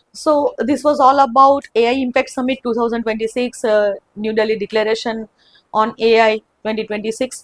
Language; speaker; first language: English; non-native, local second language; Gujarati